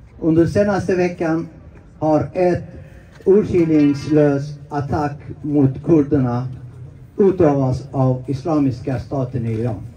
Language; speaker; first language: Swedish; non-native, fluent; Persian